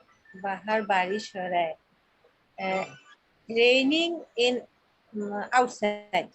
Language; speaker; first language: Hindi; non-native, local second language; Assamese